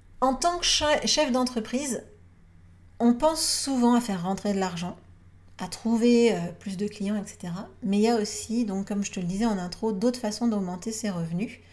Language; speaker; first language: French; native; French